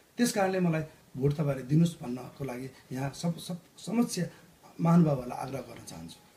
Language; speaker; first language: Nepali; native; Nepali